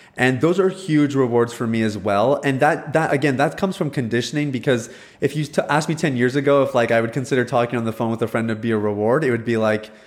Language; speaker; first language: English; early bilingual, other home language; Hindi